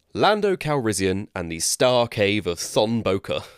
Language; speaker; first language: English; native; English